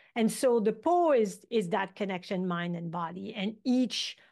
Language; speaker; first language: English; non-native, fluent; French